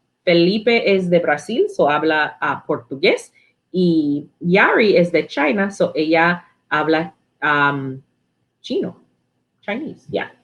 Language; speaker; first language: Spanish; non-native, learner; English